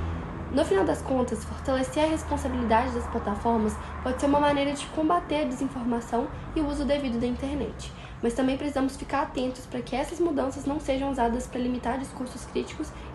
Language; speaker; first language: Portuguese; native; Portuguese